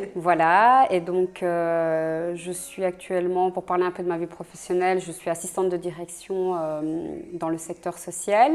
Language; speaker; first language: French; early bilingual, other home language; Spanish